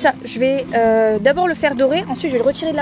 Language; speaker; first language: French; native; French